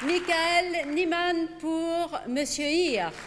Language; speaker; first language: French; native; French